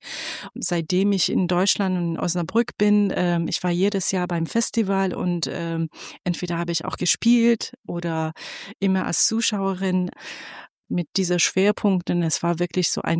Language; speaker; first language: German; non-native, fluent; Persian